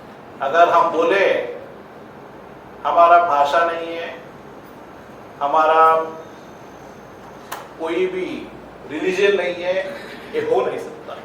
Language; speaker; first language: Hindi; non-native, local second language; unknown